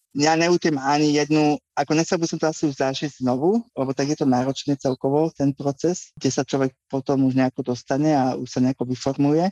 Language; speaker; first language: Slovak; native; Slovak